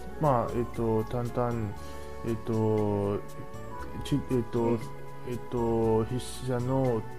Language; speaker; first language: Japanese; non-native, learner; Chinese